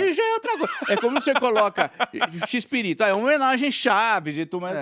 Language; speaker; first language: Portuguese; native; Portuguese